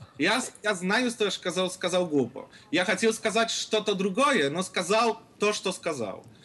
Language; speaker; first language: Russian; non-native, fluent; Polish